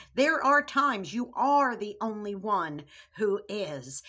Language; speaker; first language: English; native; English